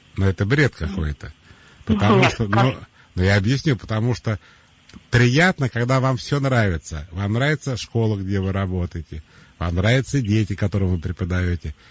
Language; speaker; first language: Russian; native; Russian